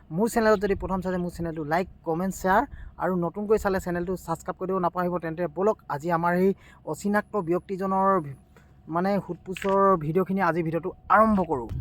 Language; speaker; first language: Assamese; native; Assamese